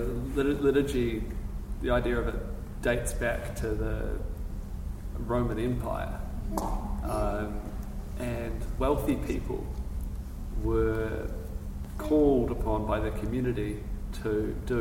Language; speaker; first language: English; native; English